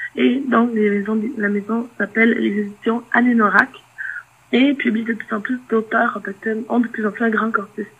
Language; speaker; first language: French; non-native, local second language; Innu-aimun